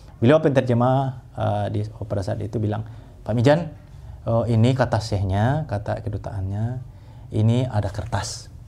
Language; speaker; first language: Indonesian; non-native, local second language; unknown